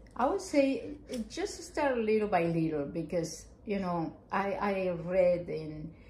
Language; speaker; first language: English; non-native, fluent; Spanish